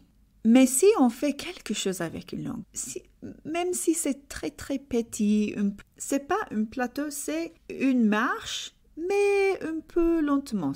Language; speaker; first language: French; non-native, learner; English